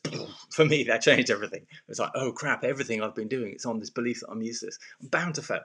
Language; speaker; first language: English; native; English